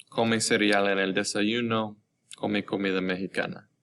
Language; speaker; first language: Spanish; non-native, fluent; English